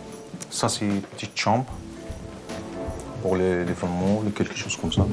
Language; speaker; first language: French; non-native, learner; Arabic